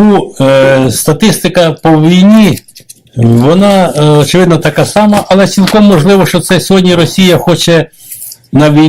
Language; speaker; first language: Ukrainian; native; Ukrainian